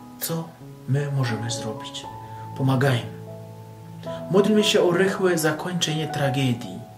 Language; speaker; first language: Polish; non-native, fluent; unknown